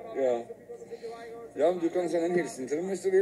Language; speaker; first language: Norwegian; native; Norwegian